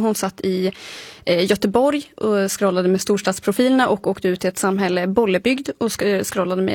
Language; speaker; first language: Swedish; native; Swedish